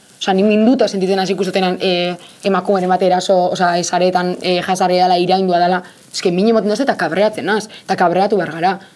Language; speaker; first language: Basque; native; Basque